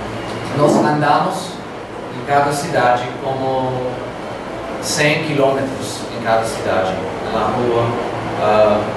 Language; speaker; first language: Portuguese; non-native, learner; Spanish